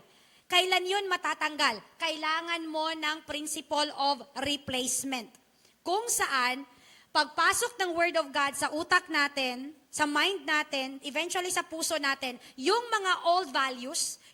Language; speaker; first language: Filipino; non-native, local second language; Chavacano